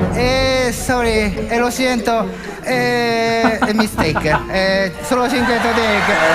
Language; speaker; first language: Spanish; non-native, learner; Japanese